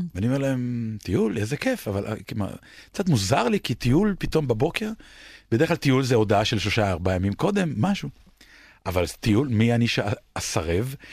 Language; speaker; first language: Hebrew; native; Hebrew